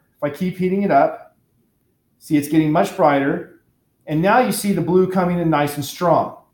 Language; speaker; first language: English; native; English